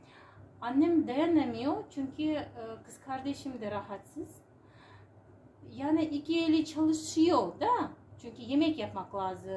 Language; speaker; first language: Turkish; non-native, learner; Uzbek